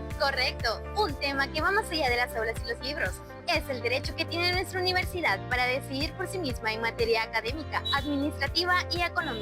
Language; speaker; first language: Spanish; native; Spanish